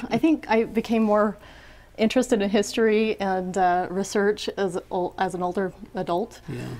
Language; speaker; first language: English; native; English